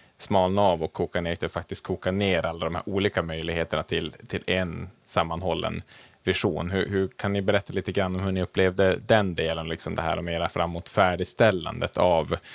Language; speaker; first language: Swedish; native; Swedish